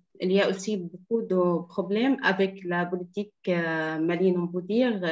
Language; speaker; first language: French; non-native, fluent; Arabic